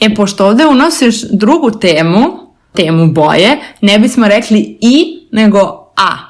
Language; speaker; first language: Serbian; native; Serbian